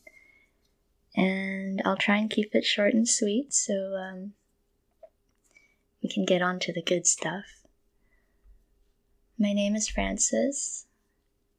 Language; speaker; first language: English; non-native, local second language; Filipino